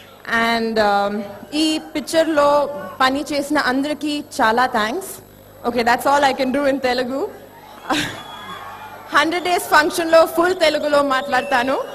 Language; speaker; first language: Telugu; non-native, learner; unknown